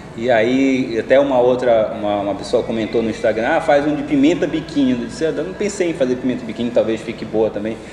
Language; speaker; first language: Portuguese; native; Portuguese